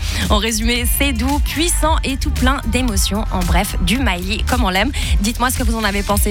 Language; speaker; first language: French; native; French